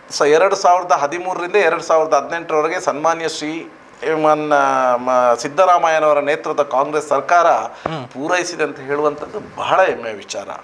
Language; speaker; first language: Kannada; native; Kannada